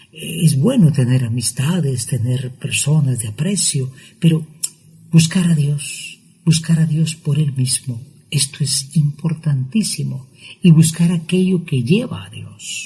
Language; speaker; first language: Spanish; native; Spanish